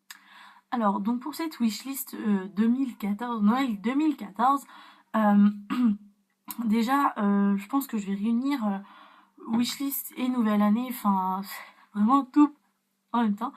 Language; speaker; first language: French; native; French